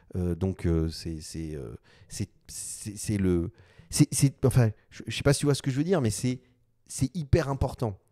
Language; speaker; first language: French; native; French